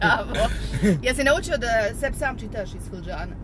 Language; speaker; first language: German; early bilingual, other home language; Bosnian